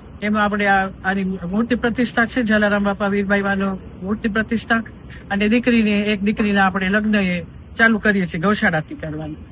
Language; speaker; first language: Gujarati; early bilingual, heritage; Gujarati